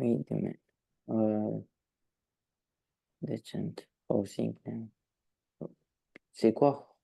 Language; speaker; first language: French; non-native, learner; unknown